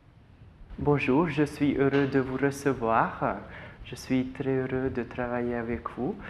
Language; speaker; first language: French; non-native, fluent; Hungarian